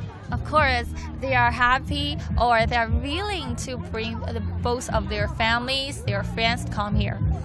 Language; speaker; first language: English; non-native, fluent; Chinese